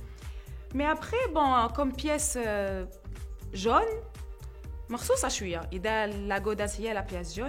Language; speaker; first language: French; non-native, local second language; Arabic